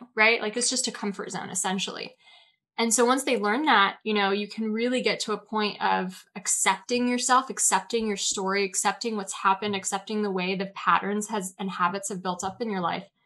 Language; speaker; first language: English; native; English